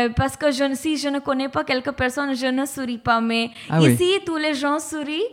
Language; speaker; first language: French; non-native, learner; Hindi